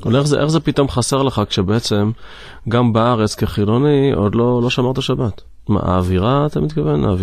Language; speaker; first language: Hebrew; native; Hebrew